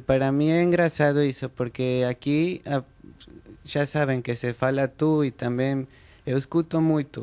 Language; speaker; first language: Portuguese; non-native, learner; Spanish